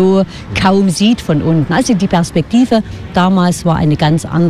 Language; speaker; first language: German; native; German